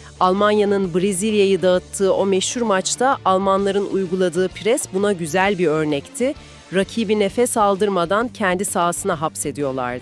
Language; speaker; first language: Turkish; native; Turkish